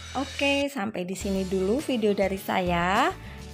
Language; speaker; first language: Indonesian; native; Indonesian